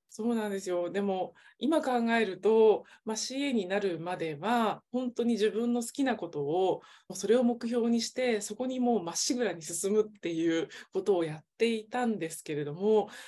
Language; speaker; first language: Japanese; native; Japanese